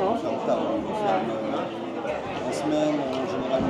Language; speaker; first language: French; native; French